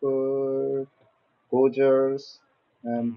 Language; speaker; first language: English; non-native, learner; Korean